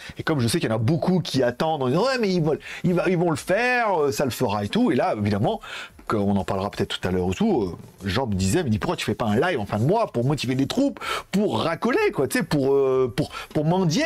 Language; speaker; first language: French; native; French